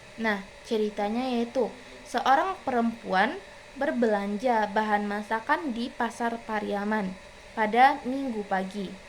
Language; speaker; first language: Indonesian; non-native, local second language; Minangkabau